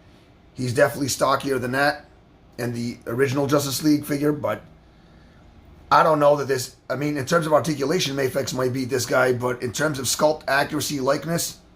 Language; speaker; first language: English; native; English